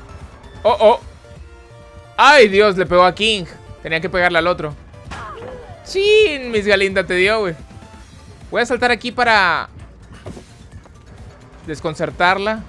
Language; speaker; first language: Spanish; native; Spanish